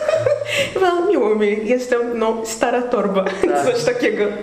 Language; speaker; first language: Polish; non-native, learner; Portuguese